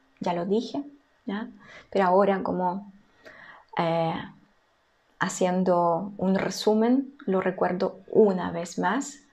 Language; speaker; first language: Spanish; non-native, fluent; Russian